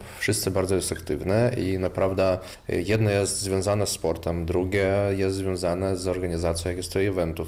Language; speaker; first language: Polish; non-native, local second language; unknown